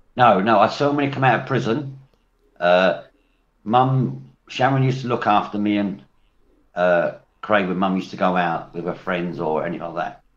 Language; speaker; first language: English; native; English